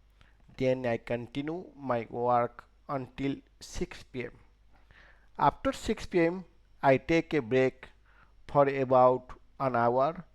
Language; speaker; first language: English; non-native, fluent; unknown